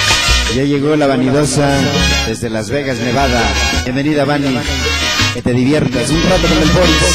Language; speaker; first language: Spanish; native; Spanish